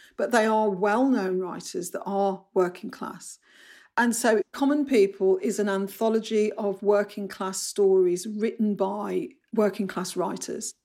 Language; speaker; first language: English; native; English